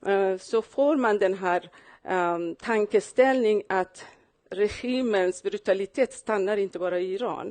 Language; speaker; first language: Swedish; non-native, fluent; Persian